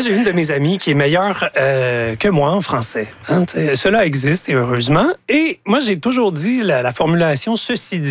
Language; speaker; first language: French; native; French